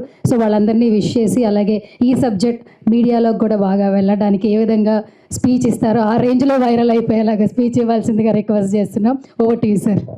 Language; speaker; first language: Telugu; native; Telugu